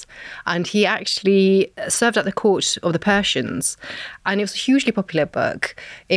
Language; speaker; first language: English; non-native, fluent; Norwegian